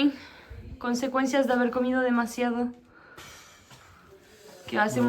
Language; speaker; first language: Spanish; non-native, fluent; French